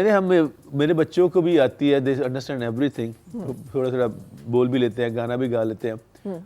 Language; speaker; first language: Hindi; non-native, local second language; Punjabi